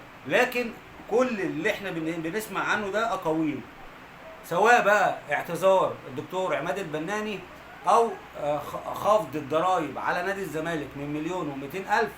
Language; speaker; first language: Arabic; native; Arabic